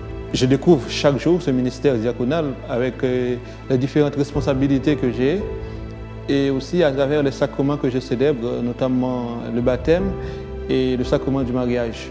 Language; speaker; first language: French; non-native, local second language; Haitian Creole